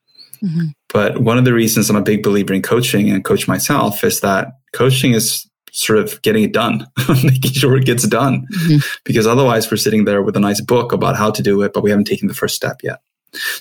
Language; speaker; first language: English; non-native, fluent; Swedish